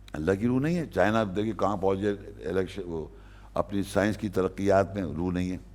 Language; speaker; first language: Urdu; native; Urdu